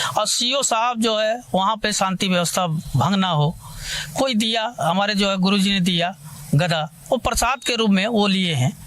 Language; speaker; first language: Hindi; native; Hindi